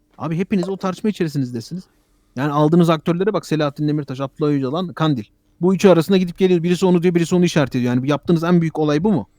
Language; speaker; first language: Turkish; early bilingual, heritage; Turkish